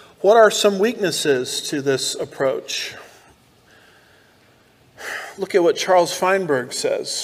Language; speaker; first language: English; native; English